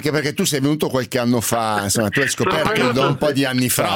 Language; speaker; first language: Italian; native; Italian